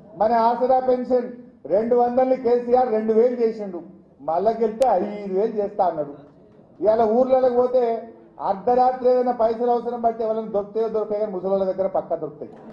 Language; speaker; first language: Telugu; native; Telugu